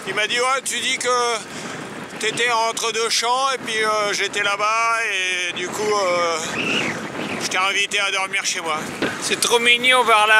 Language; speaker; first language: French; native; French